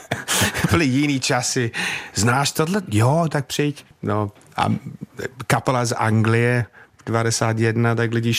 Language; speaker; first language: Czech; non-native, fluent; English